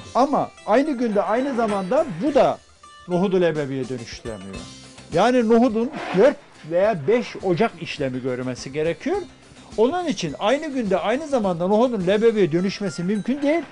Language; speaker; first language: Turkish; native; Turkish